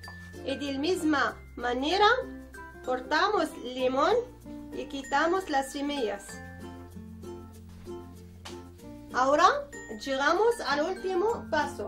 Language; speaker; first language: Spanish; non-native, learner; Arabic